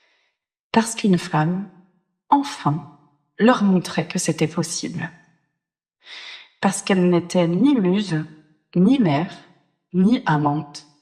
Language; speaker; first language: French; native; French